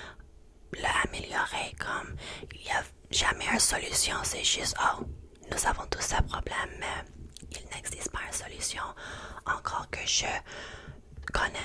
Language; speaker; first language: French; non-native, learner; English